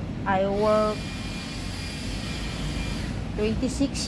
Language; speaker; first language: English; non-native, local second language; Filipino